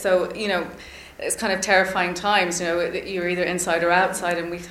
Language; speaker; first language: English; native; English